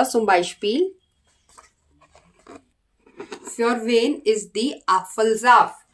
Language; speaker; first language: German; non-native, learner; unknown